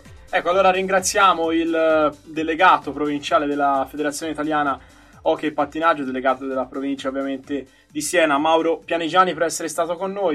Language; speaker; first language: Italian; native; Italian